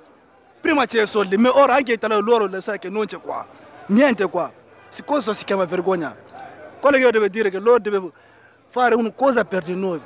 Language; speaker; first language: Italian; non-native, learner; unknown